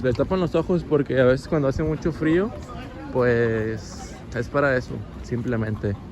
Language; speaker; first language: Spanish; native; Spanish